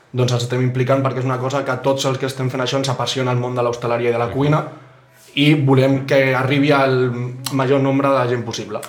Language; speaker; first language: Catalan; native; Catalan